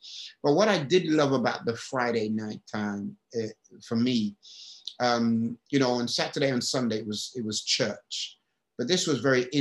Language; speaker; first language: English; native; English